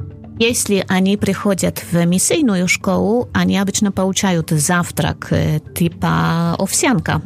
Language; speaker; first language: Russian; non-native, fluent; Polish